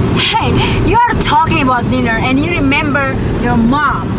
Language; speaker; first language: English; non-native, fluent; Indonesian